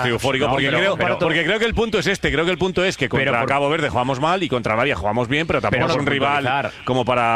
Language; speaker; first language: Spanish; native; Spanish